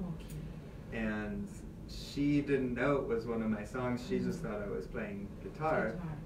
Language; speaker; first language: English; native; English